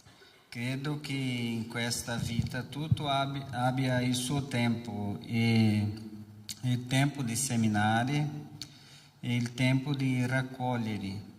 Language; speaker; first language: Italian; non-native, learner; Portuguese